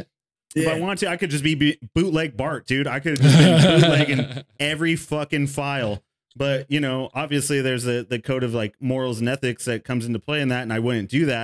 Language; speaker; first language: English; native; English